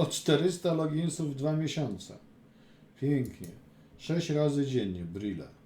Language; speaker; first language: Polish; native; Polish